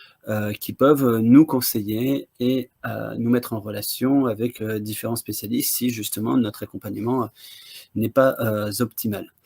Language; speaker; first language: French; native; French